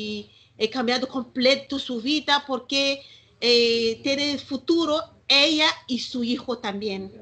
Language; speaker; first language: Spanish; non-native, learner; Malagasy